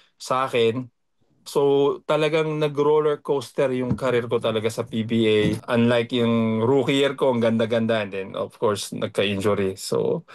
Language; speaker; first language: Filipino; native; Filipino